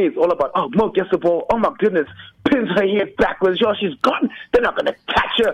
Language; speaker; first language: English; non-native, local second language; Xhosa